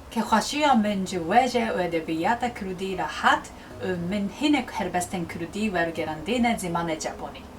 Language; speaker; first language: Kurdish; non-native, learner; Japanese